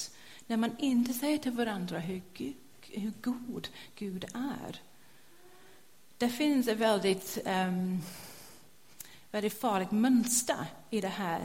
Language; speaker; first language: Swedish; non-native, fluent; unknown